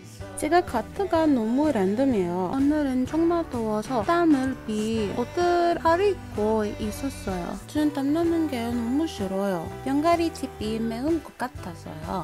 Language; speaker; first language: Korean; non-native, learner; English